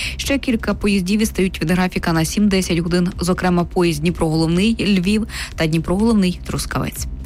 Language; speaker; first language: Ukrainian; native; Ukrainian